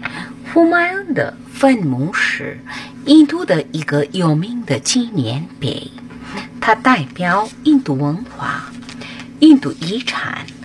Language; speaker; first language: Chinese; non-native, fluent; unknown